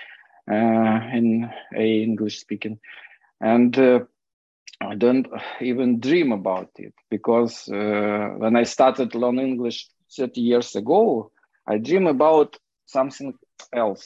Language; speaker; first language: English; non-native, fluent; Ukrainian